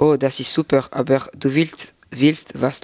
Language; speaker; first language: German; non-native, learner; French